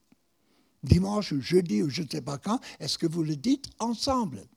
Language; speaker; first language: French; non-native, fluent; English